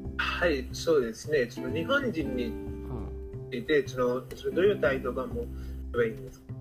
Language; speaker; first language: Japanese; non-native, fluent; Bangla